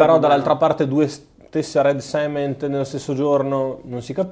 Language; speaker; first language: Italian; native; Italian